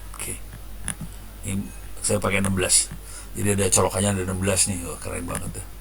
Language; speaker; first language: Indonesian; native; Indonesian